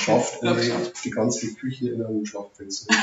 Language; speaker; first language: German; native; German